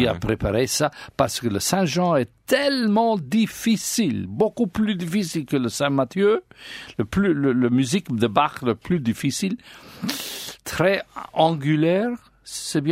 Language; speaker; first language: French; non-native, learner; English